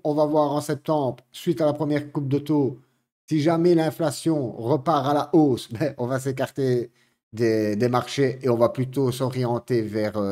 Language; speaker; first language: French; native; French